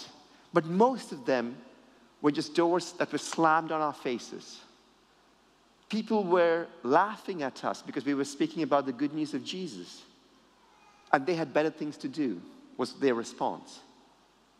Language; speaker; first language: English; native; English